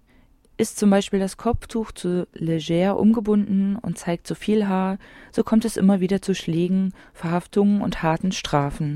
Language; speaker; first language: German; native; German